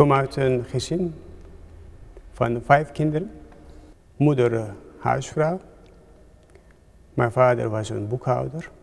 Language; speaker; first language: Dutch; non-native, fluent; Turkish